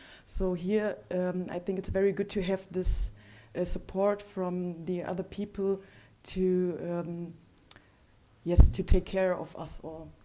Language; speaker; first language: English; non-native, fluent; German